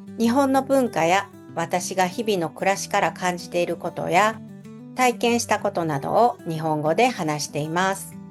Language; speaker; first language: Japanese; native; Japanese